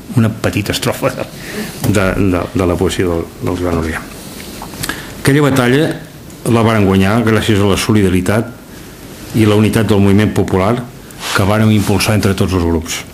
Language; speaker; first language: Catalan; native; Catalan